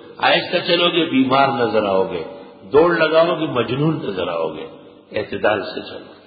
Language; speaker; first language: Urdu; non-native, local second language; Pashto